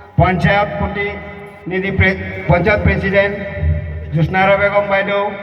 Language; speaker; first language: Assamese; non-native, local second language; Bangla